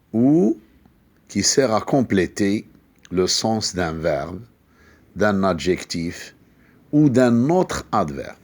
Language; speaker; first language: French; non-native, local second language; Arabic